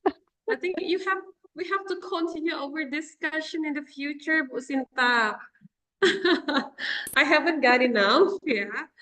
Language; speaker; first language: English; non-native, fluent; Indonesian